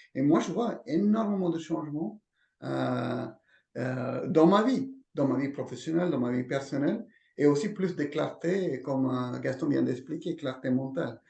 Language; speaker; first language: French; native; French